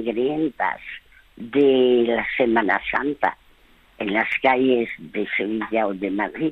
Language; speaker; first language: Spanish; non-native, fluent; French